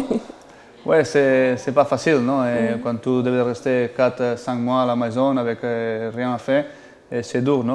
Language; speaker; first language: French; non-native, fluent; Spanish